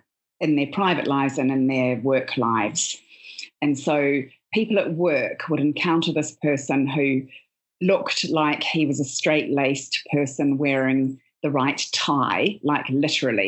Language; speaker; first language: English; native; English